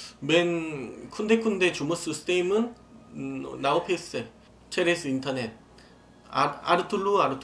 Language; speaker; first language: Kazakh; non-native, learner; Korean